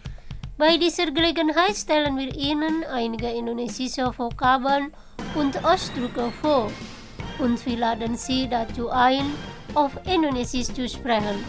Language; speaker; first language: German; non-native, fluent; Indonesian